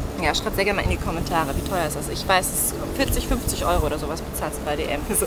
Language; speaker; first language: German; native; German